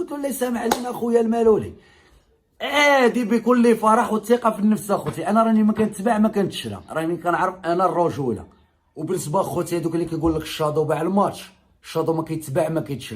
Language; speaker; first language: Arabic; native; Arabic